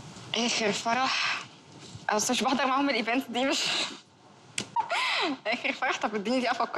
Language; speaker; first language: Arabic; native; Arabic